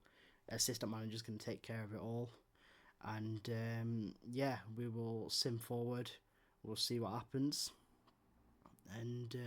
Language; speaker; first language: English; native; English